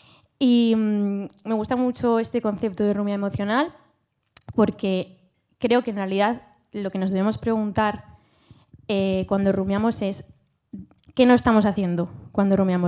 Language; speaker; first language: Spanish; native; Spanish